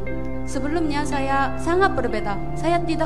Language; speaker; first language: Indonesian; non-native, fluent; Korean